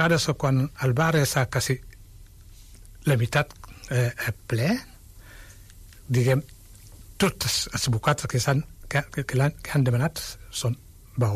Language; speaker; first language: Catalan; non-native, fluent; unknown